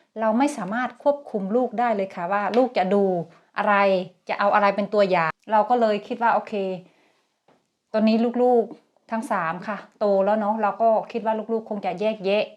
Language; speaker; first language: Thai; native; Thai